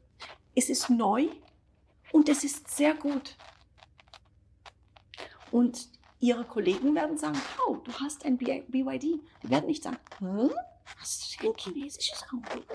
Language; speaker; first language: German; non-native, fluent; Italian